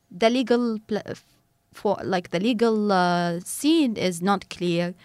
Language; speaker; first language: English; non-native, fluent; Arabic